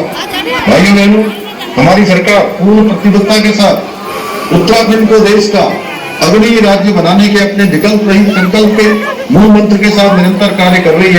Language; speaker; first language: Hindi; native; Hindi